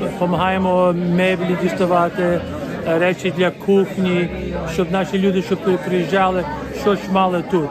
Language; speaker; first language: Ukrainian; early bilingual, heritage; Ukrainian